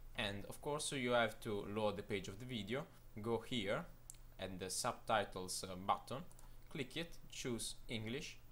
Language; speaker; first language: English; non-native, fluent; Italian